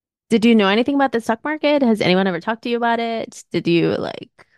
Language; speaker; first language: English; early bilingual, other home language; Spanish